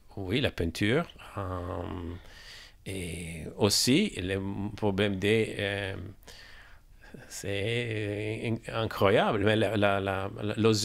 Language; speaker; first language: French; non-native, learner; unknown